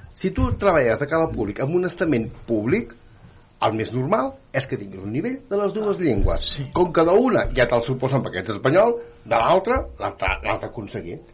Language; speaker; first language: Catalan; native; Catalan